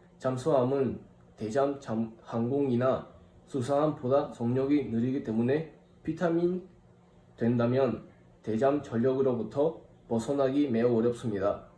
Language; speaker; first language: Korean; non-native, fluent; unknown